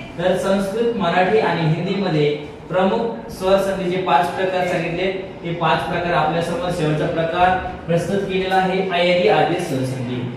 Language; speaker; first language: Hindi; non-native, local second language; Marathi